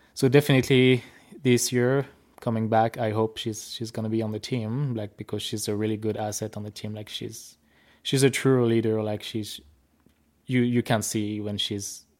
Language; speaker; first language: English; non-native, fluent; French